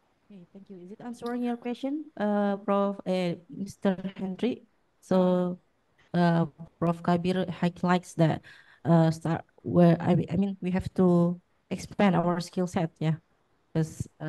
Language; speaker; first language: English; non-native, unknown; Indonesian